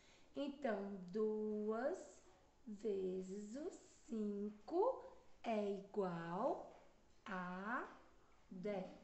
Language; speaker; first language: Portuguese; native; Portuguese